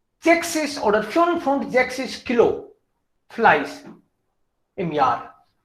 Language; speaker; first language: German; non-native, fluent; Hindi